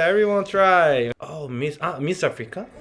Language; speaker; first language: English; non-native, learner; Korean